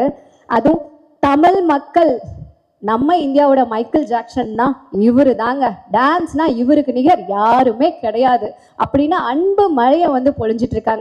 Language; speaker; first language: Tamil; native; Tamil